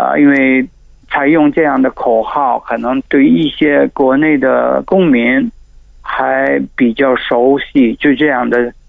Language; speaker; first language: Chinese; non-native, fluent; Filipino